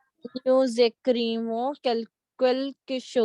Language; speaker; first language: French; non-native, learner; Hindi